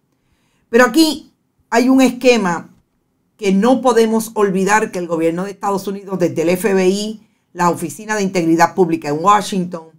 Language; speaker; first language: Spanish; native; Spanish